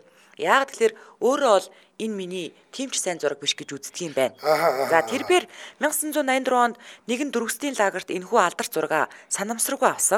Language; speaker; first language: Mongolian; native; Mongolian